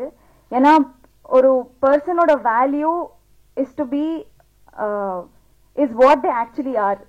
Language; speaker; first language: Tamil; non-native, local second language; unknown